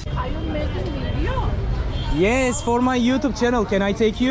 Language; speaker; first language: English; non-native, learner; Turkish